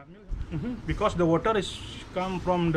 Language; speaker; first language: English; non-native, learner; Indonesian